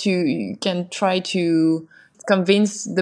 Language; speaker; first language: English; non-native, fluent; French